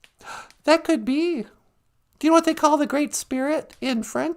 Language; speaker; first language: English; native; English